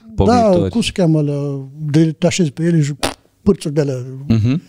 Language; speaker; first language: Romanian; native; Romanian